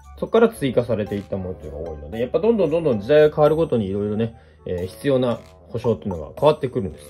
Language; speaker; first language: Japanese; native; Japanese